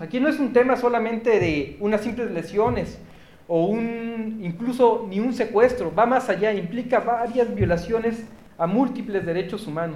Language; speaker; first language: Spanish; native; Spanish